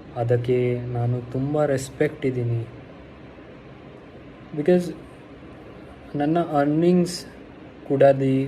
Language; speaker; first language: Kannada; non-native, learner; Hindi